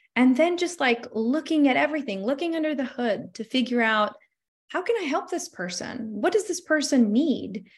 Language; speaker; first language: English; non-native, fluent; Albanian